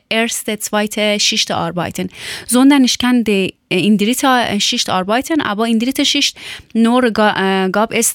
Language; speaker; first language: German; non-native, learner; Persian